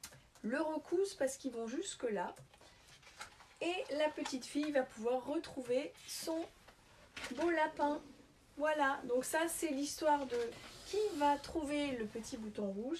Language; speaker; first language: French; native; French